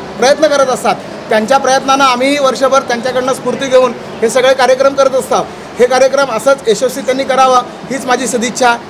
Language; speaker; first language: Marathi; non-native, local second language; Telugu